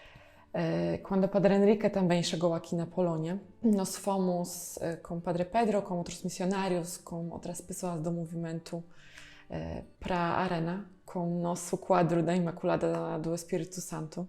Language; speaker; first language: Portuguese; non-native, fluent; Polish